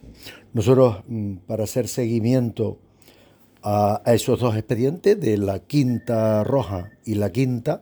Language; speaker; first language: Spanish; native; Spanish